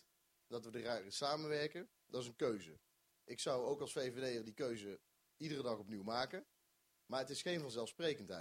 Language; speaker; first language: Dutch; native; Dutch